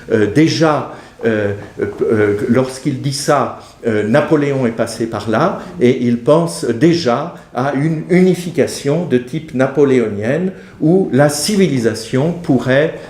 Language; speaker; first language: French; native; French